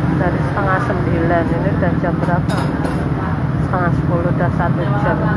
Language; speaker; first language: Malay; non-native, local second language; Javanese